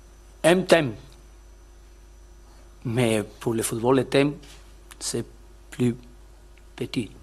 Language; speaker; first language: French; non-native, learner; Spanish